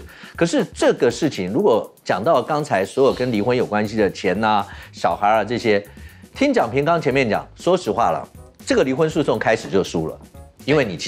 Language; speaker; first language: Chinese; native; Chinese